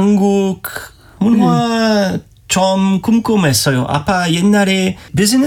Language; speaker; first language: Korean; non-native, learner; German